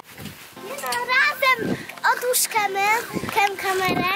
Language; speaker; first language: Polish; native; Polish